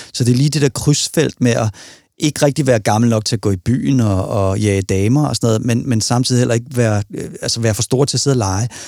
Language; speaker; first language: Danish; native; Danish